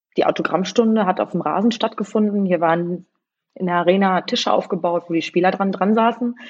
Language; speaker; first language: German; early bilingual, other home language; Polish